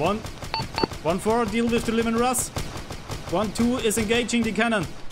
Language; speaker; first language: English; non-native, fluent; German